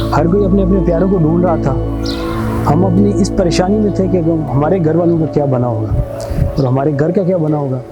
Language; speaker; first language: Urdu; non-native, local second language; Pahari-Potwari